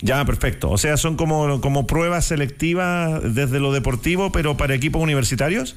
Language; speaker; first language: Spanish; native; Spanish